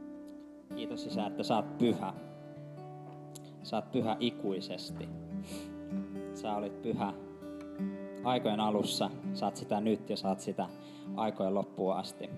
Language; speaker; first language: Finnish; native; Finnish